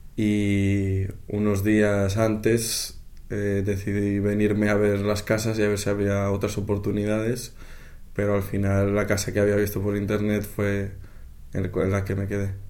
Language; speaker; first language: Spanish; native; Spanish